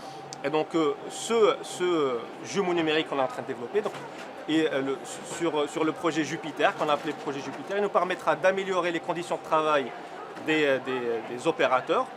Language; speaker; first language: French; native; French